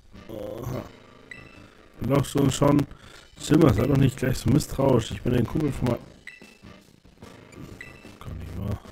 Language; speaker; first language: German; native; German